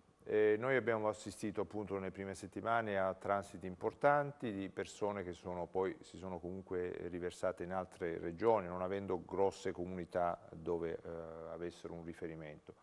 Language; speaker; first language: Italian; native; Italian